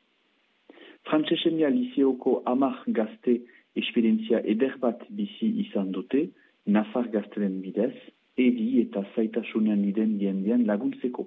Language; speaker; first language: Basque; native; Basque